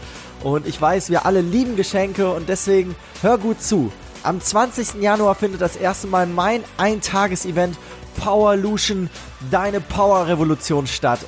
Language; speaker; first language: German; native; German